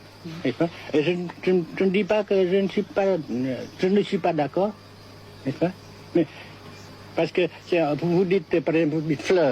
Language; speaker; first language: French; non-native, fluent; Vietnamese